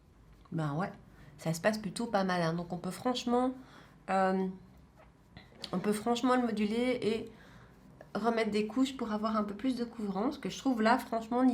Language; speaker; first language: French; native; French